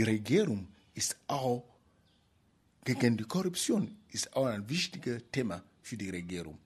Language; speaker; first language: German; non-native, fluent; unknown